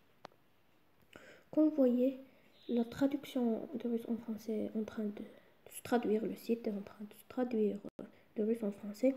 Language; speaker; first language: French; non-native, local second language; Arabic